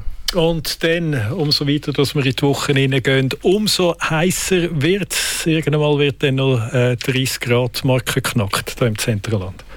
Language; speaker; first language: German; native; German